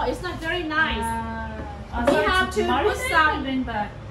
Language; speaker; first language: English; non-native, fluent; Thai